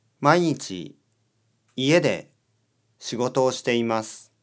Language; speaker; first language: Japanese; non-native, learner; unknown